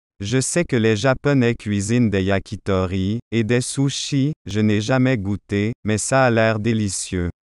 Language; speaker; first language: French; non-native, fluent; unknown